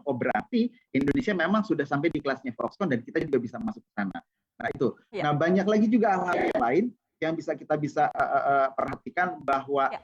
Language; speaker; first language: Indonesian; native; Indonesian